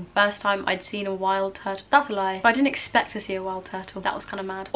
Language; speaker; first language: English; native; English